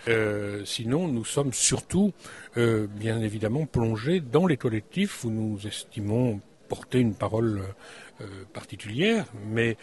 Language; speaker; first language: French; native; French